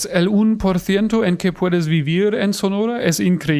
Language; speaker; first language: Spanish; non-native, fluent; German